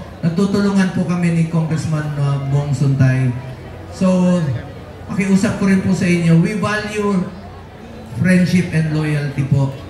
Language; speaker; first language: Filipino; non-native, local second language; Cebuano